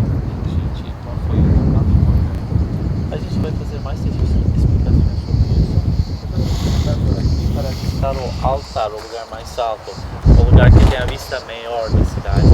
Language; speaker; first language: Portuguese; non-native, fluent; Turkish